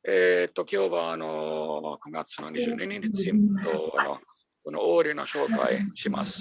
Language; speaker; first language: Japanese; non-native, fluent; Finnish